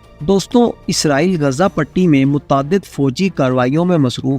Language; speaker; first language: Urdu; native; Urdu